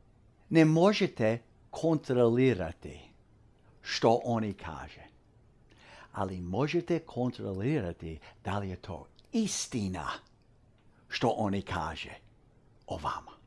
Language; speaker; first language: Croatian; early bilingual, heritage; English